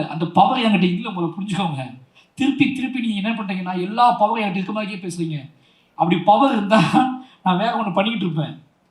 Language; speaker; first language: Tamil; native; Tamil